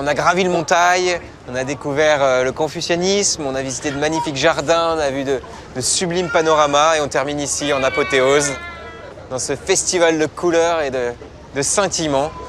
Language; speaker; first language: French; native; French